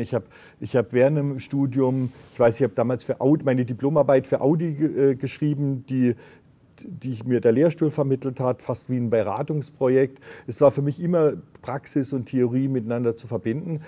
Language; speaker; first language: German; native; German